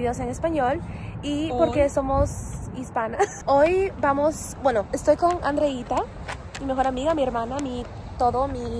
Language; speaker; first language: Spanish; early bilingual, heritage; Spanish